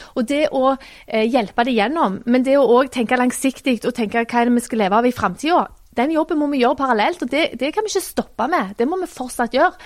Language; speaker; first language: Norwegian; native; Norwegian